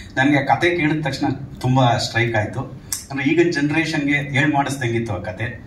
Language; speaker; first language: Kannada; native; Kannada